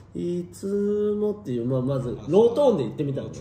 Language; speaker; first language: Japanese; native; Japanese